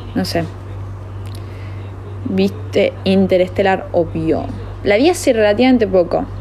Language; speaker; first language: Spanish; native; Spanish